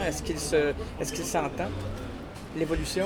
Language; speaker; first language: French; native; French